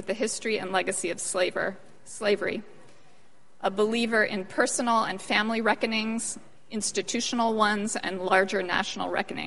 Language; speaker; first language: English; native; English